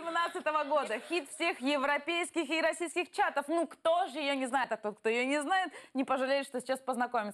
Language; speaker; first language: Russian; native; Russian